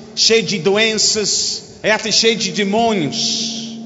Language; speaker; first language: Portuguese; non-native, fluent; English